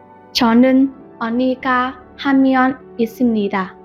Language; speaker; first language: Korean; non-native, learner; Vietnamese